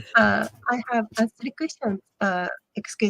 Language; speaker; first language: English; non-native, learner; Japanese